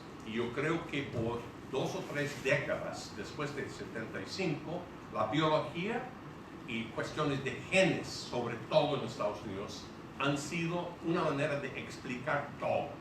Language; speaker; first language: Spanish; non-native, fluent; English